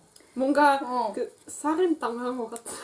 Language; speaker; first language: Korean; non-native, fluent; Dutch